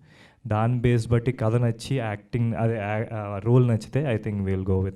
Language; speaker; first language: Telugu; native; Telugu